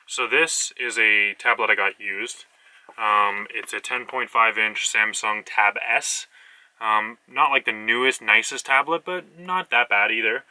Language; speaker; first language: English; native; English